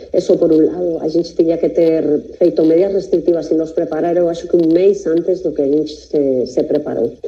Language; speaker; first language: Portuguese; non-native, fluent; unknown